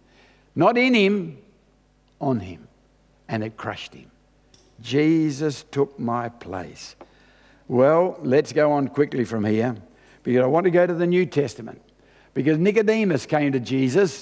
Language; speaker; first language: English; native; English